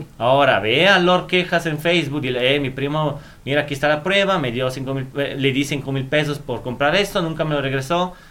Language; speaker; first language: Spanish; non-native, fluent; Italian